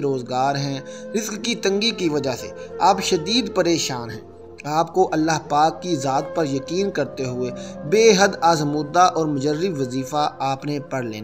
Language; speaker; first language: Urdu; native; Urdu